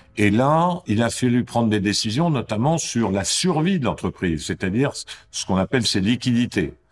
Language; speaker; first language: French; native; French